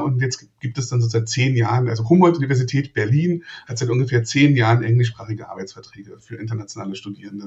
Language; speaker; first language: German; native; German